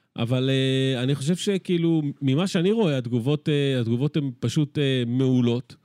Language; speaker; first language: Hebrew; early bilingual, other home language; Spanish